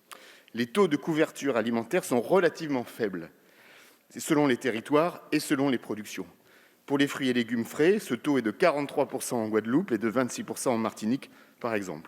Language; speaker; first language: French; native; French